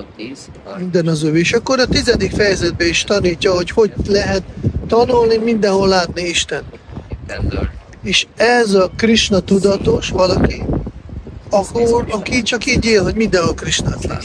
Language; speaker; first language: Hungarian; non-native, fluent; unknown